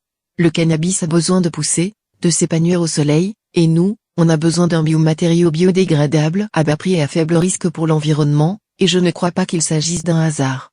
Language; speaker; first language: French; native; French